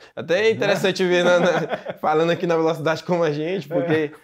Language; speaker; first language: Portuguese; native; Portuguese